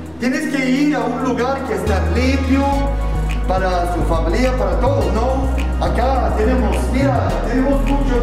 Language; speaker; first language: Spanish; non-native, learner; English